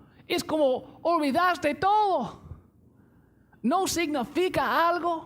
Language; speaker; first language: Spanish; non-native, fluent; English